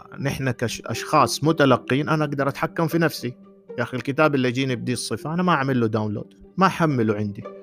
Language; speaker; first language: Arabic; native; Arabic